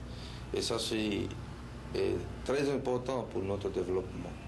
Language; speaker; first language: French; non-native, fluent; Spanish